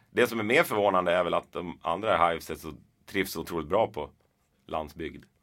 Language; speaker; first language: Swedish; native; Swedish